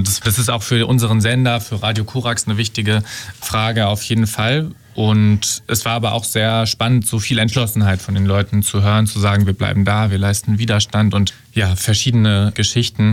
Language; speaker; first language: German; native; German